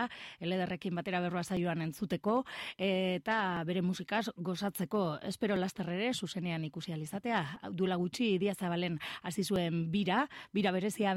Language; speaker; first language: Basque; native; Basque